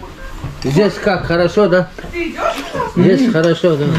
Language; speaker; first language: Russian; non-native, local second language; Kazakh